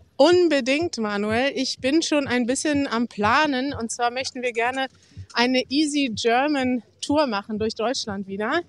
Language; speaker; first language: German; native; German